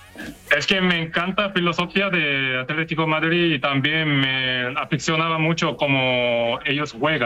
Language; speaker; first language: Spanish; non-native, learner; Korean